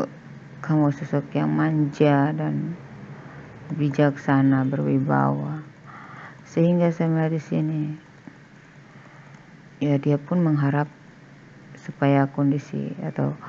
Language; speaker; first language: Indonesian; native; Indonesian